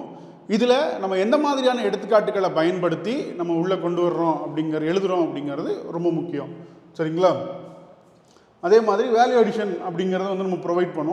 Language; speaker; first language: Tamil; native; Tamil